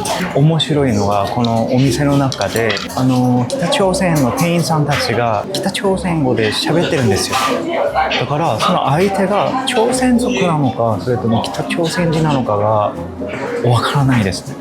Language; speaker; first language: Japanese; non-native, fluent; Korean